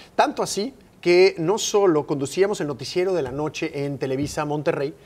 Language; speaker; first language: Spanish; native; Spanish